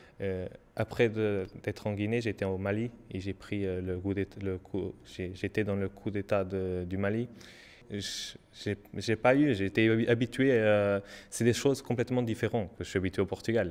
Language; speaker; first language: French; non-native, learner; Portuguese